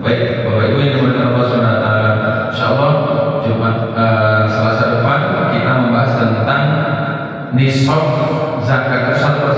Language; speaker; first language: Indonesian; native; Indonesian